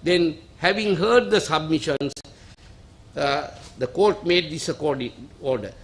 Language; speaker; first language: English; non-native, local second language; Sinhala